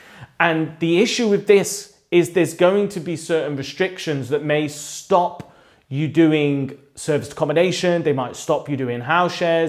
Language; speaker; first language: English; native; English